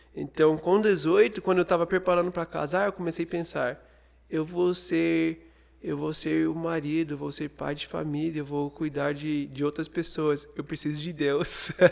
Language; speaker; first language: Portuguese; non-native, fluent; English